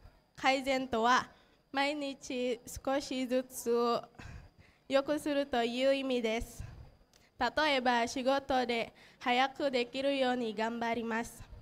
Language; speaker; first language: Japanese; non-native, learner; Indonesian